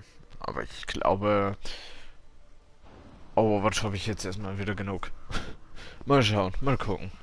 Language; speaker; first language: German; native; German